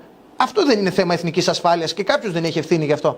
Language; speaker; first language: Greek; native; Greek